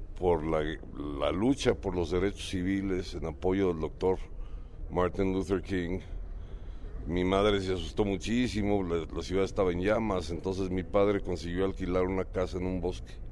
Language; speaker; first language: Spanish; early bilingual, heritage; English